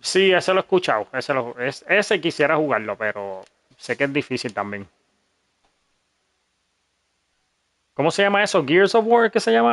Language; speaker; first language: Spanish; early bilingual, heritage; Spanish